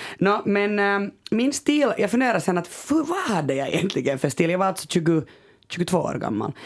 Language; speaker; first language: Swedish; native; Swedish